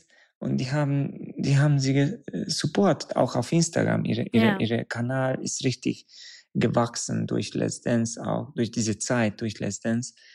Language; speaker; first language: German; non-native, fluent; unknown